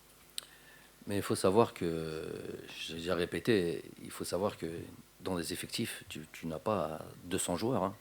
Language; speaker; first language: French; native; French